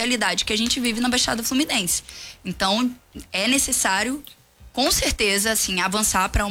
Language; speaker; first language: Portuguese; native; Portuguese